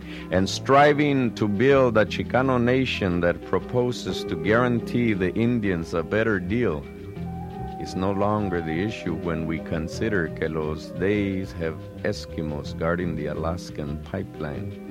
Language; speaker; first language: English; early bilingual, other home language; Spanish